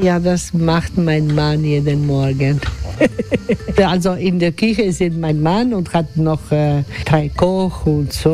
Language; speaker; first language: German; non-native, learner; Croatian